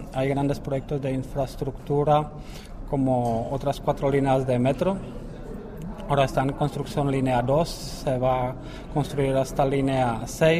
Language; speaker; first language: Spanish; non-native, fluent; Czech